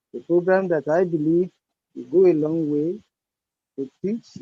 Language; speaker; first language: English; non-native, local second language; Yoruba